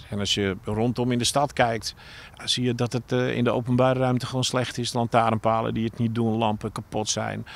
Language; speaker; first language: Dutch; native; Dutch